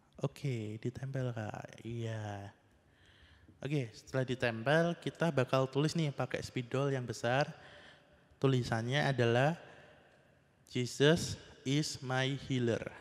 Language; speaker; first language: Indonesian; native; Indonesian